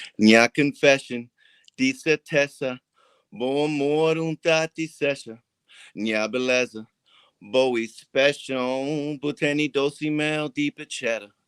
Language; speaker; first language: Portuguese; non-native, learner; English